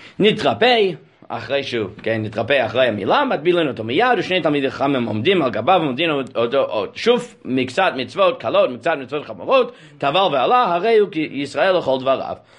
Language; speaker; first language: Hebrew; non-native, fluent; English